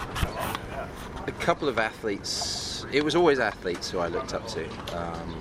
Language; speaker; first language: English; native; English